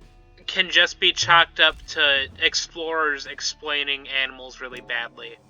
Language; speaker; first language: English; native; English